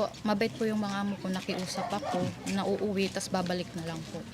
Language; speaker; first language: Filipino; native; Filipino